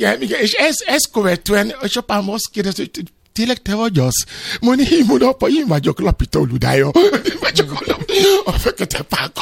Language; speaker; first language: Hungarian; non-native, fluent; Yoruba